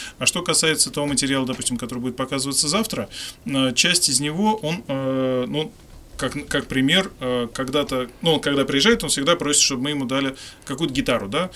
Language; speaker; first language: Russian; native; Russian